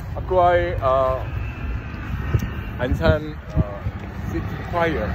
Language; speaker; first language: Filipino; non-native, learner; Korean